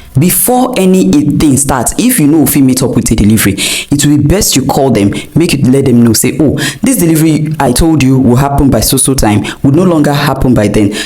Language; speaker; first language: Nigerian Pidgin; non-native, local second language; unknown